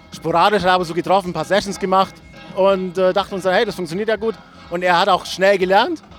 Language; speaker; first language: German; native; German